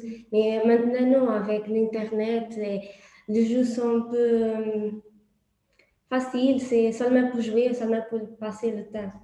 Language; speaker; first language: French; non-native, learner; Portuguese